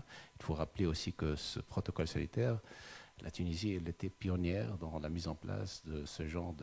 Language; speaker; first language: French; non-native, local second language; Arabic